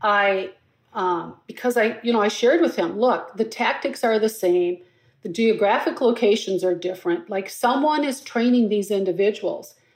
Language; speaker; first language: English; native; English